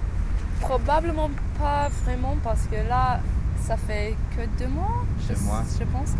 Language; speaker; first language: French; non-native, learner; English